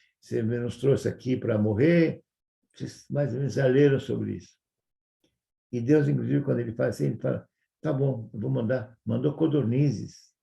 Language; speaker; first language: Portuguese; non-native, fluent; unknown